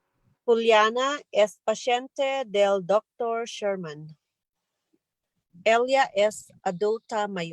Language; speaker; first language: Spanish; non-native, learner; English